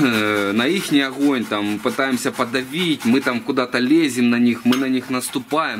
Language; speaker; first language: Russian; native; Russian